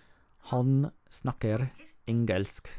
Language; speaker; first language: Norwegian; non-native, learner; English